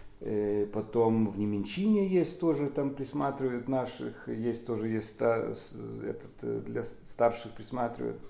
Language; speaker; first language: Russian; non-native, local second language; Polish